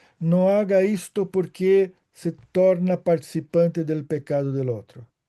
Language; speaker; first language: Spanish; non-native, fluent; Portuguese